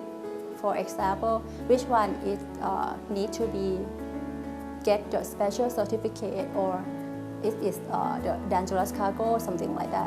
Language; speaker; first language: English; non-native, learner; Thai